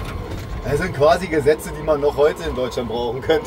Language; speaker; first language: German; native; German